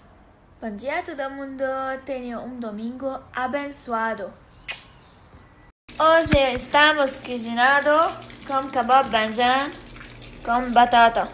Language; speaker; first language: Portuguese; non-native, learner; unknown